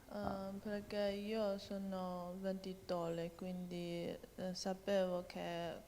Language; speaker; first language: Italian; non-native, learner; Chinese